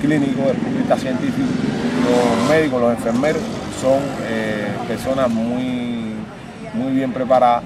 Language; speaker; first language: Spanish; native; Spanish